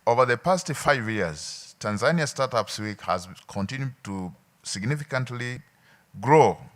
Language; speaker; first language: English; non-native, local second language; Swahili